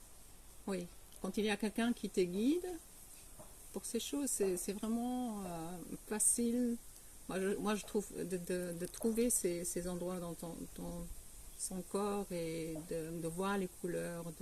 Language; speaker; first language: French; non-native, fluent; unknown